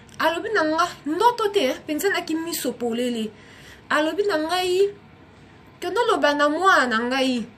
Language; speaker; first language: Lingala; native; Lingala